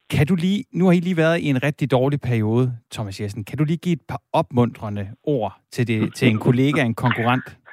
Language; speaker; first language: Danish; native; Danish